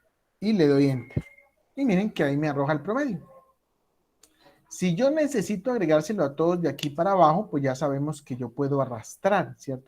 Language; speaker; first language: Spanish; native; Spanish